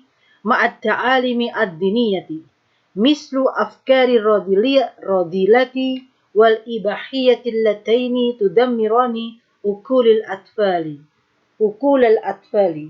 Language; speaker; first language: Arabic; non-native, fluent; Indonesian